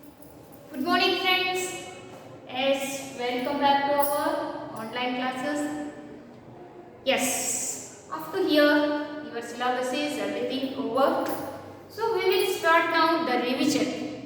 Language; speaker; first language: English; non-native, local second language; Kannada